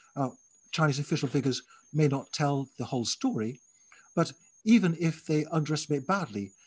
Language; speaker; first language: English; native; English